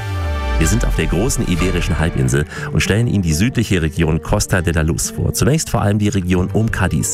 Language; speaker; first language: German; native; German